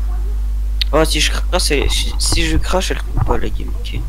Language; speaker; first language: French; native; French